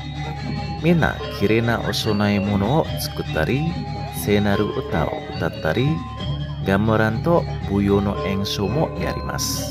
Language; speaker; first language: Japanese; non-native, fluent; Indonesian